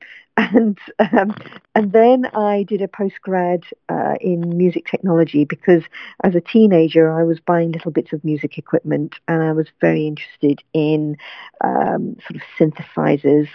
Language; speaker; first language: English; native; English